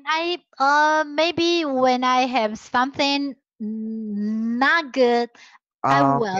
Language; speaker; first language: English; non-native, learner; Chinese